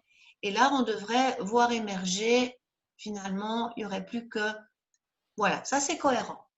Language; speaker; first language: French; native; French